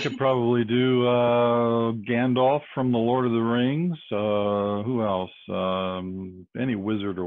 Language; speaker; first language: English; native; English